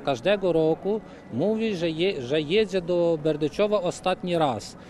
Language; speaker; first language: Polish; non-native, fluent; Ukrainian